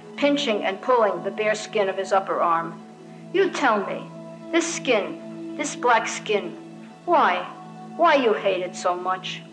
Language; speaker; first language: English; native; English